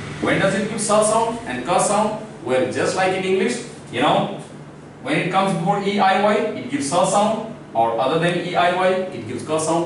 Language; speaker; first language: English; non-native, local second language; Hindi